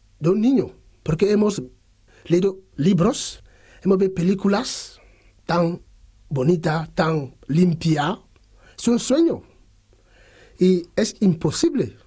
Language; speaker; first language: Spanish; non-native, fluent; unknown